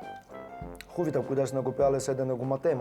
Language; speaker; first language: Estonian; non-native, fluent; Russian